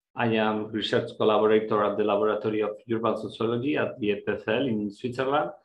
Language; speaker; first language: English; non-native, fluent; Spanish